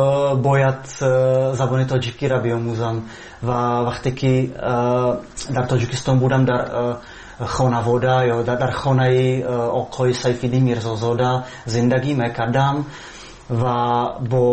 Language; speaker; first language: Persian; non-native, fluent; Czech